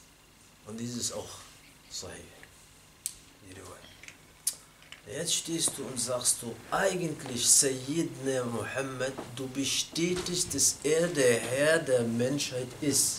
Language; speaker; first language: German; non-native, fluent; Arabic